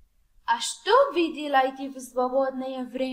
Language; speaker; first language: Russian; non-native, fluent; Arabic